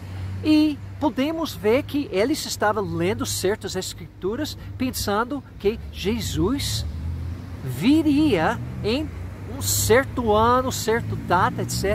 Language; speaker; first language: Portuguese; non-native, fluent; English